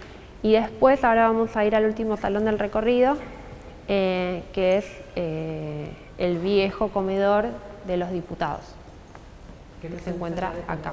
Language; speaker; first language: Spanish; native; Spanish